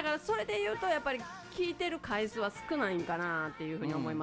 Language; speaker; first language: Japanese; native; Japanese